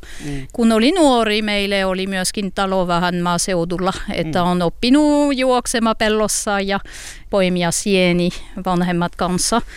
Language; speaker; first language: Finnish; non-native, learner; French